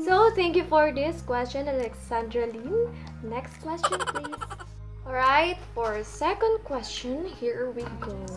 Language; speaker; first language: English; non-native, local second language; Filipino